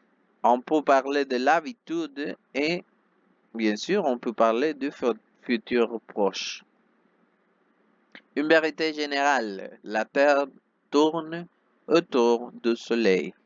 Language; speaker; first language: French; non-native, fluent; Spanish